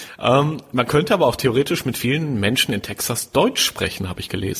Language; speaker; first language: German; native; German